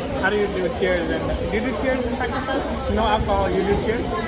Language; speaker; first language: English; non-native, fluent; Vietnamese